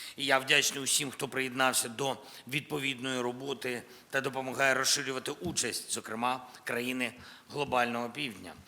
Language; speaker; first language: Ukrainian; non-native, local second language; Russian